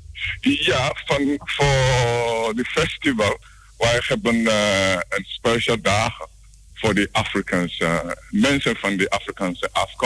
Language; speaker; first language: Dutch; non-native, learner; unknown